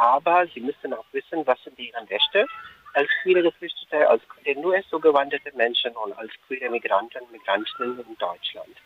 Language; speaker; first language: German; non-native, fluent; Urdu